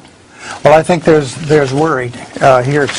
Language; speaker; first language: English; native; English